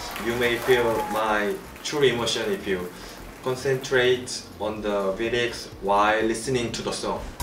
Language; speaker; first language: English; non-native, learner; Korean